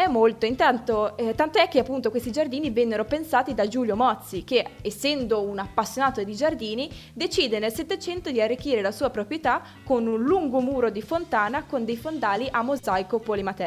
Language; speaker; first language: Italian; native; Italian